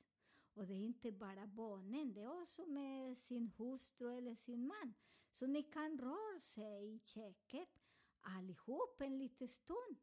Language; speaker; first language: Swedish; non-native, fluent; Spanish